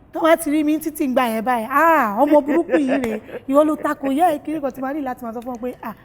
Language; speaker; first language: Yoruba; native; Yoruba